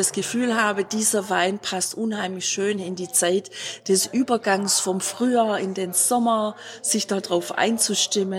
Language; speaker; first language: German; native; German